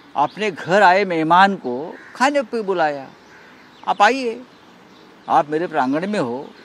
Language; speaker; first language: Hindi; non-native, local second language; Marathi